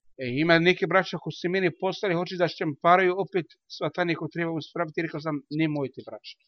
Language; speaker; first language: Bosnian; non-native, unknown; Arabic